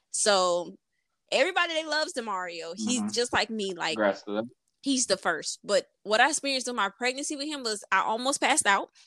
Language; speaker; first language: English; native; English